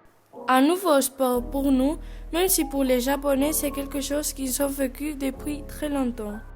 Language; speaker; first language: French; non-native, local second language; Spanish